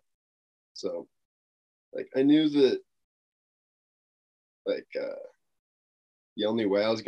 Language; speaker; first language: English; native; English